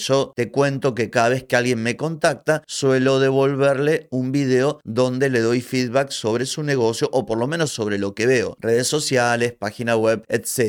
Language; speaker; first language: Spanish; native; Spanish